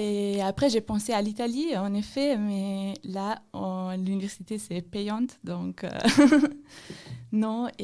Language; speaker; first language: French; non-native, fluent; German